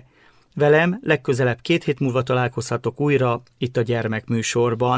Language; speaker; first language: Hungarian; native; Hungarian